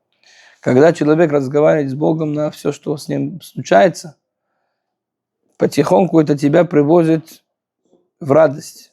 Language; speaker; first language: Russian; non-native, fluent; Hebrew